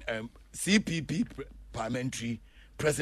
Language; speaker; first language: English; non-native, local second language; Akan